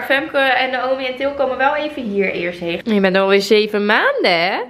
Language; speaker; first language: Dutch; native; Dutch